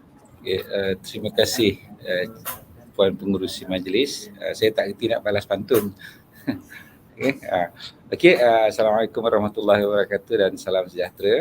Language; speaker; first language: Malay; native; Malay